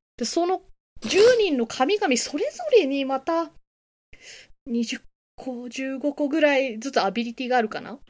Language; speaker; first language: Japanese; native; Japanese